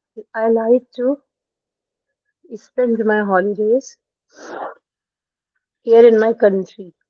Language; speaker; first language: English; non-native, local second language; Hindi